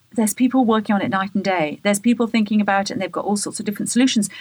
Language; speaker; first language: English; native; English